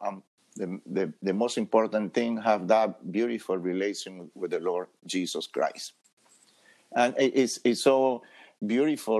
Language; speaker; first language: English; non-native, fluent; Spanish